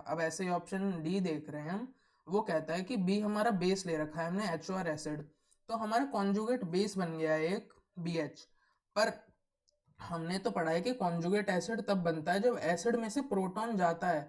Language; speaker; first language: Hindi; native; Hindi